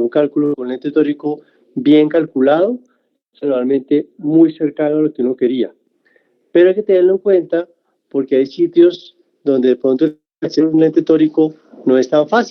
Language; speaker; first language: Spanish; native; Spanish